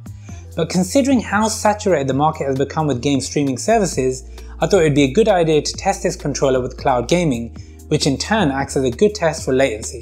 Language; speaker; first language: English; native; English